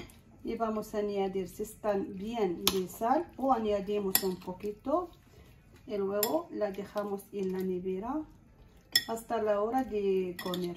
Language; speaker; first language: Spanish; non-native, fluent; Arabic